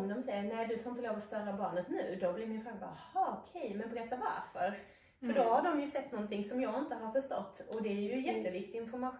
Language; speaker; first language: Swedish; native; Swedish